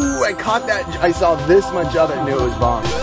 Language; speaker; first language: English; native; English